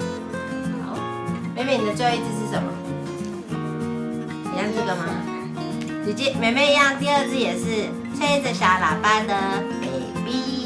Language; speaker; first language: Chinese; native; Chinese